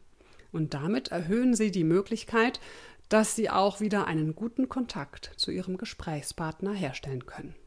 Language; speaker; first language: German; native; German